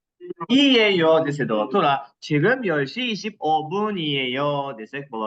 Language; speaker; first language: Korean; non-native, fluent; Kyrgyz